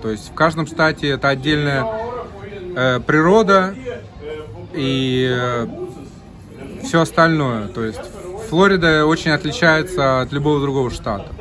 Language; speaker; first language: Russian; native; Russian